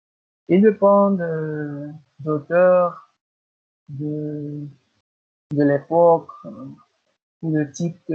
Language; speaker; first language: French; non-native, learner; Spanish